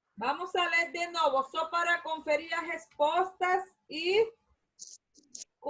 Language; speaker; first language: Spanish; non-native, learner; Portuguese